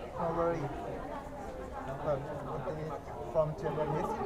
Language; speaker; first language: English; non-native, learner; Thai